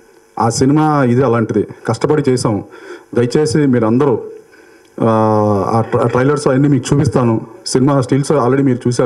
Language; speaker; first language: Telugu; native; Telugu